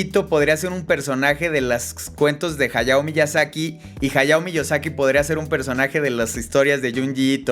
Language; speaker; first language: Spanish; native; Spanish